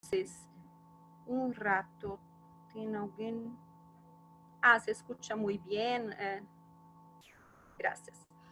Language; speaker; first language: Spanish; non-native, fluent; Portuguese